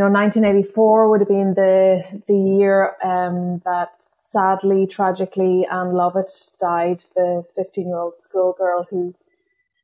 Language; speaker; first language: English; non-native, local second language; Irish